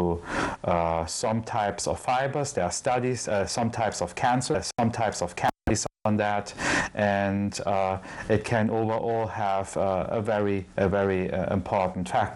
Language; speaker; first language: English; non-native, fluent; German